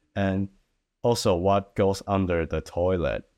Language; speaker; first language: English; early bilingual, other home language; Chinese